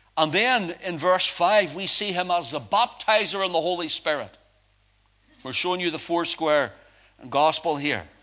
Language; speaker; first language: English; native; English